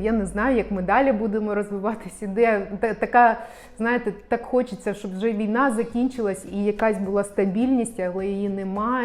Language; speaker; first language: Ukrainian; non-native, local second language; Russian